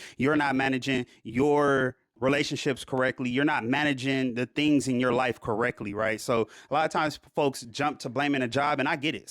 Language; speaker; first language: English; native; English